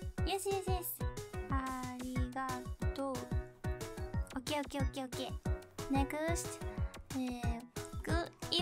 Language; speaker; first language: English; non-native, learner; Japanese